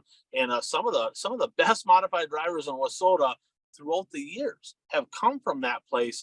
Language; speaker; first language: English; native; English